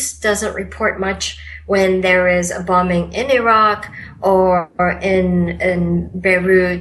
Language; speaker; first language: English; non-native, local second language; Malay